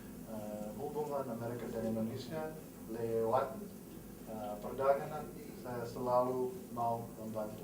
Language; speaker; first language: Indonesian; non-native, fluent; English